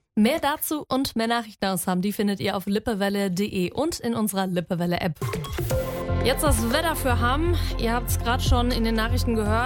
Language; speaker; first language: German; native; German